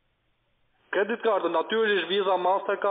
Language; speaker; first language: German; non-native, learner; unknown